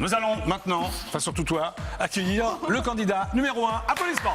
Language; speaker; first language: French; native; French